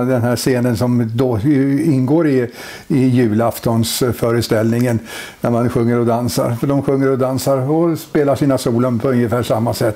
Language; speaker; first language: Swedish; native; Swedish